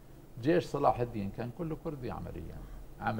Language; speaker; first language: Arabic; native; Arabic